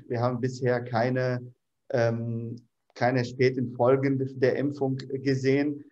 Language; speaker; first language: German; non-native, fluent; Arabic